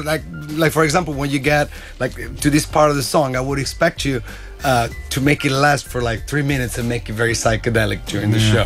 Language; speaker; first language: English; non-native, fluent; Italian